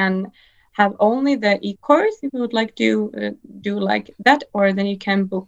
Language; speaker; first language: English; non-native, fluent; Finnish